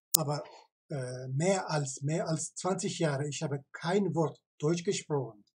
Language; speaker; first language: German; non-native, learner; Turkish